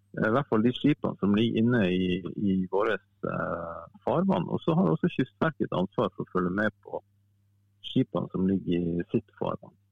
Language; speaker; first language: Norwegian; native; Norwegian